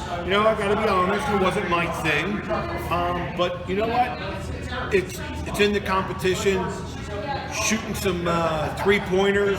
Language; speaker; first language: English; native; English